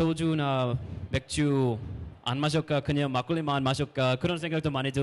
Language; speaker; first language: Korean; non-native, fluent; English